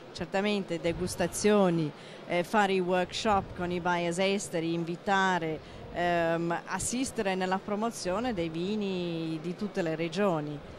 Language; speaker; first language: Italian; non-native, fluent; English